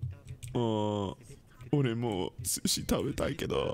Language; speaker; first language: Japanese; non-native, learner; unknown